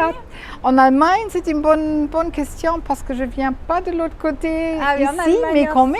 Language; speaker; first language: French; non-native, fluent; German